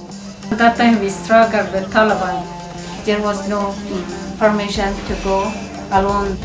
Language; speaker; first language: English; non-native, learner; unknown